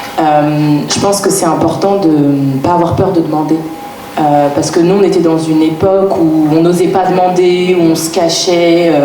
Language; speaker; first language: French; native; French